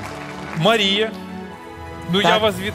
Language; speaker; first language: Ukrainian; native; Ukrainian